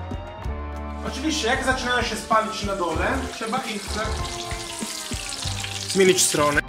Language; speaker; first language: Polish; non-native, learner; Italian